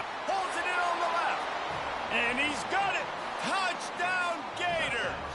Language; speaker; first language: English; native; English